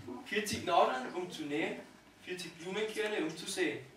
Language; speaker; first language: German; native; German